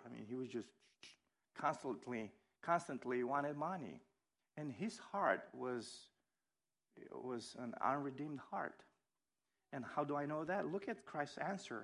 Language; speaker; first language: English; non-native, fluent; Romanian